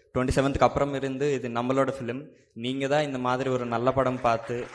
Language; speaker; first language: Tamil; non-native, learner; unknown